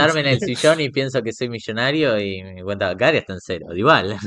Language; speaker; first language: Spanish; native; Spanish